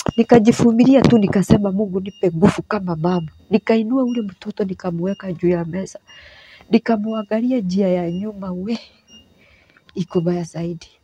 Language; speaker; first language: Swahili; non-native, local second language; Kikuyu